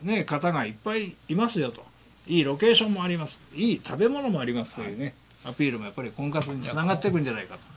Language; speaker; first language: Japanese; native; Japanese